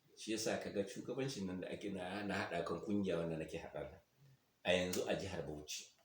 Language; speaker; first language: Hausa; non-native, local second language; Fula